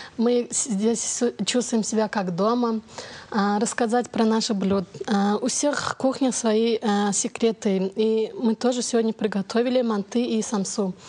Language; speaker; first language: Russian; non-native, learner; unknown